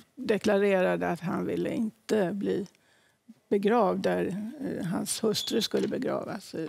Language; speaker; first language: Swedish; native; Swedish